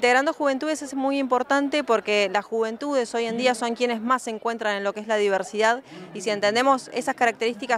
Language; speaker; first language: Spanish; native; Spanish